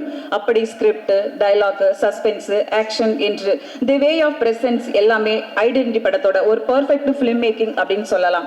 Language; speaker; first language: Tamil; native; Tamil